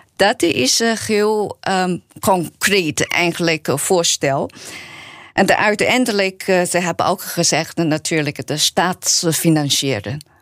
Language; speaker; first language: Dutch; non-native, learner; Chinese